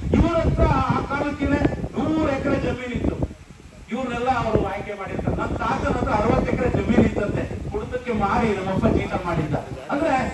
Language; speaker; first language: Kannada; non-native, local second language; Lambadi